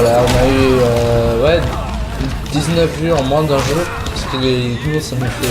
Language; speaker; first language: French; native; French